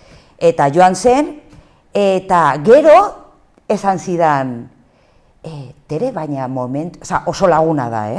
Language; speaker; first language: Basque; non-native, local second language; Spanish